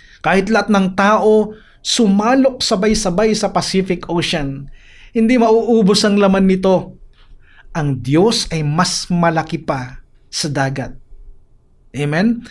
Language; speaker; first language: Filipino; native; Filipino